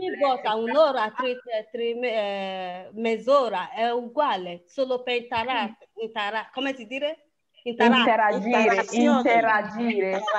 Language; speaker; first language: Italian; non-native, fluent; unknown